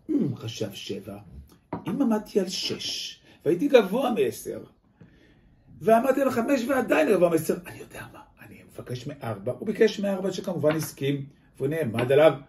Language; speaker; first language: Hebrew; native; Hebrew